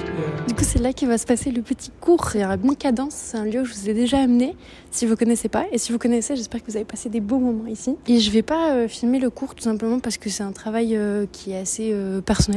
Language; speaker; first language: French; native; French